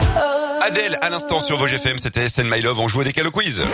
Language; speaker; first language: French; native; French